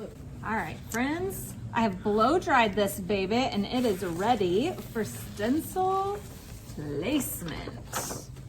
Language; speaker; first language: English; native; English